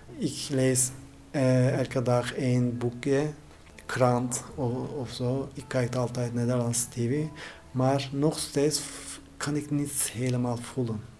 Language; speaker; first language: Dutch; non-native, learner; Turkish